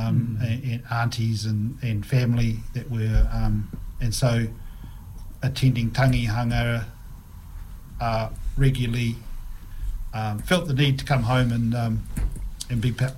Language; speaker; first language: English; native; English